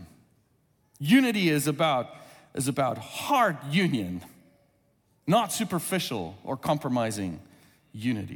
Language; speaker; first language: English; non-native, local second language; Afrikaans